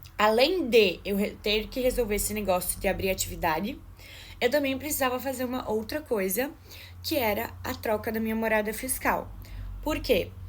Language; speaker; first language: Portuguese; native; Portuguese